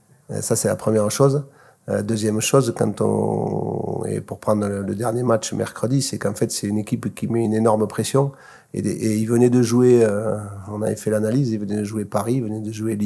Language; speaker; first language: French; native; French